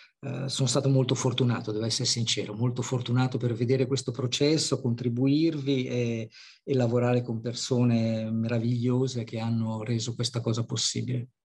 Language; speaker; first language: Italian; native; Italian